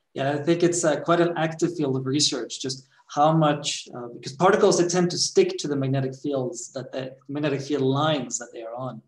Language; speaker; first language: English; non-native, fluent; Swedish